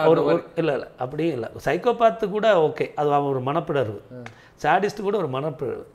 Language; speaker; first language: Tamil; non-native, local second language; Malayalam